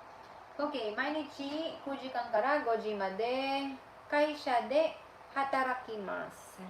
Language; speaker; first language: Japanese; non-native, fluent; Filipino